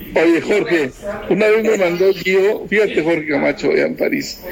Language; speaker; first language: Spanish; native; Spanish